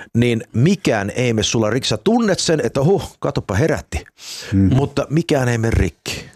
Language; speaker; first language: Finnish; non-native, fluent; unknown